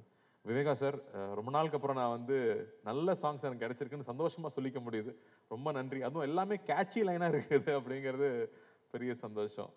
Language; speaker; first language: Tamil; native; Tamil